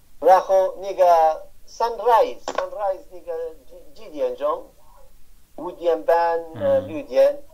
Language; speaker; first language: Chinese; non-native, learner; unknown